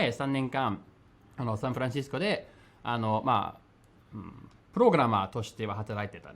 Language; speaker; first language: Japanese; non-native, fluent; English